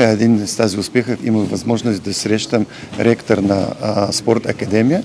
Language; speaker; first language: Bulgarian; non-native, learner; Polish